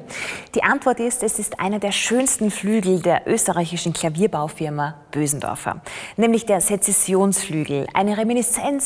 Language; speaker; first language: German; native; German